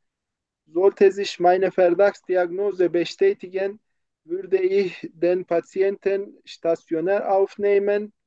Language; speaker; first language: German; non-native, learner; Turkish